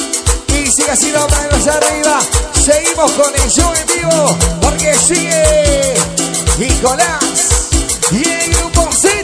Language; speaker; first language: Spanish; native; Spanish